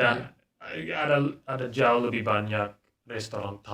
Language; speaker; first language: Indonesian; non-native, learner; English